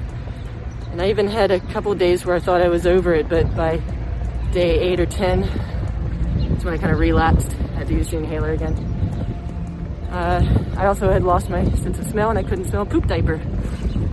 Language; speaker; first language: English; native; English